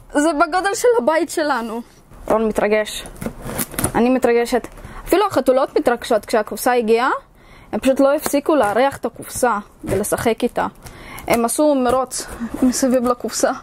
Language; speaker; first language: Hebrew; early bilingual, other home language; Russian